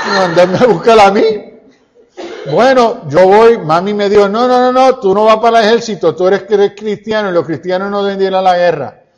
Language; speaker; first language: Spanish; early bilingual, heritage; Spanish